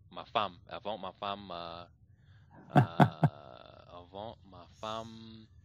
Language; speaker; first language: French; non-native, learner; English